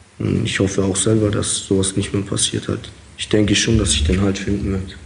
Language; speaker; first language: German; early bilingual, other home language; Russian